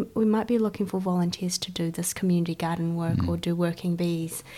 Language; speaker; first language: English; early bilingual, other home language; Chinese